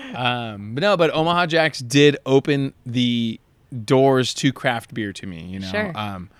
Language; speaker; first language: English; native; English